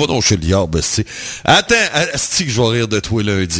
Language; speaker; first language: French; native; French